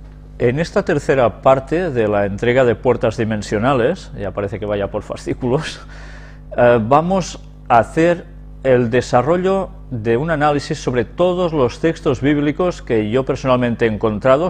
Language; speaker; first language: Spanish; native; Spanish